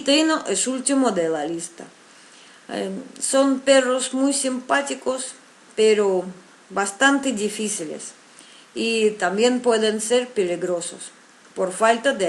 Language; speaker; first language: Spanish; non-native, fluent; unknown